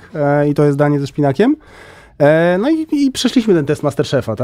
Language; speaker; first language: Polish; native; Polish